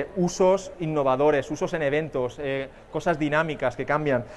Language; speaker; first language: Spanish; native; Spanish